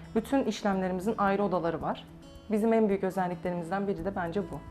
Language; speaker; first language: Turkish; native; Turkish